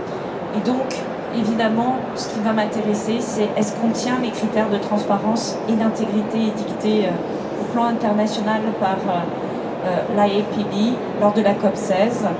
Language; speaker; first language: French; native; French